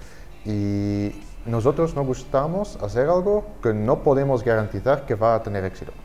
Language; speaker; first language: Spanish; non-native, fluent; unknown